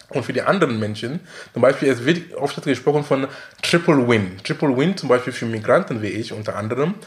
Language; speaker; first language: German; non-native, fluent; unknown